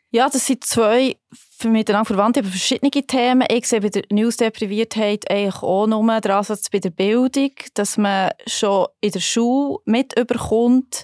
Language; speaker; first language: German; native; German